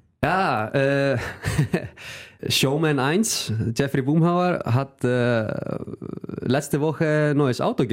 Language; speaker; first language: German; non-native, fluent; Icelandic